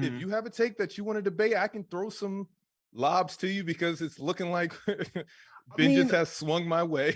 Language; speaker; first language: English; native; English